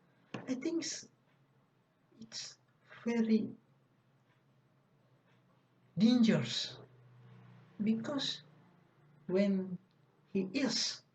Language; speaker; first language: English; non-native, learner; Indonesian